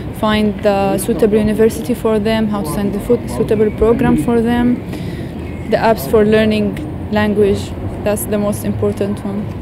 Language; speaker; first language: English; non-native, fluent; Arabic